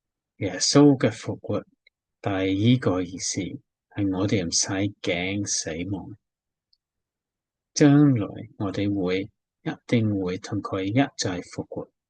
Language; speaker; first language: Cantonese; non-native, fluent; English